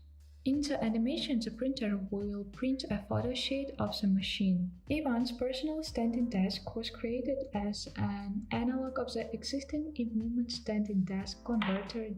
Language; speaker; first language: English; non-native, fluent; Ukrainian